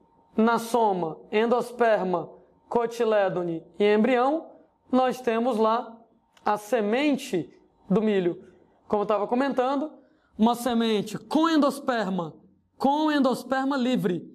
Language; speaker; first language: Portuguese; native; Portuguese